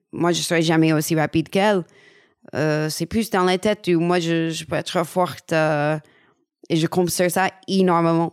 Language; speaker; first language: French; non-native, fluent; English